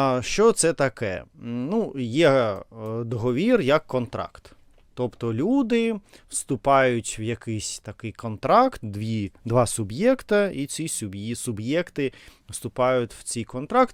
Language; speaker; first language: Ukrainian; non-native, learner; Russian